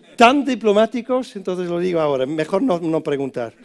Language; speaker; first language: Spanish; non-native, learner; English